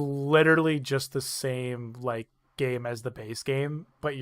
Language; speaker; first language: English; native; English